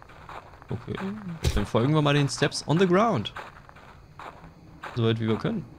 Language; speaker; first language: German; native; German